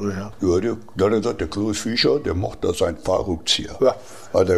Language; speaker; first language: German; native; German